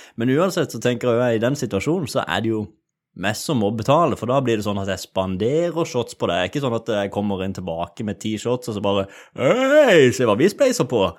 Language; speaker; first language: Norwegian; native; Norwegian